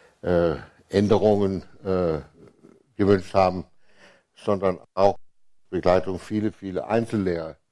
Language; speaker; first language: German; non-native, fluent; Danish